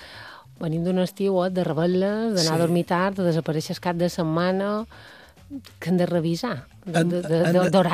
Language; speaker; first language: Catalan; native; Catalan